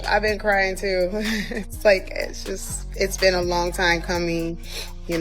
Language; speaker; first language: English; native; English